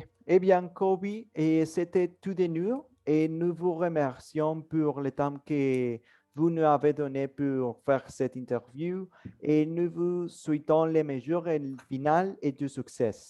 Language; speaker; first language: French; non-native, learner; Spanish